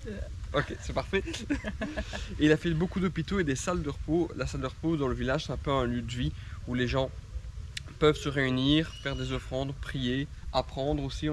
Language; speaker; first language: French; native; French